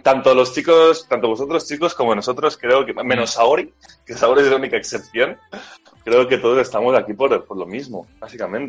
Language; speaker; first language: Spanish; native; Spanish